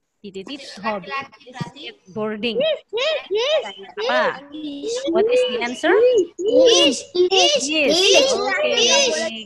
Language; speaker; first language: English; non-native, learner; Indonesian